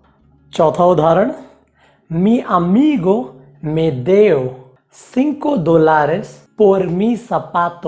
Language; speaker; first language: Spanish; non-native, fluent; Hindi